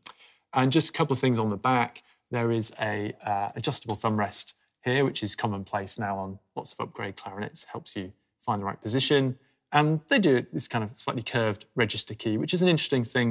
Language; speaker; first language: English; native; English